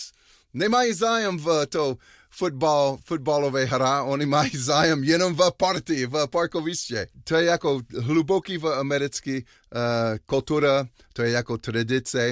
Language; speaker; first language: Czech; non-native, learner; English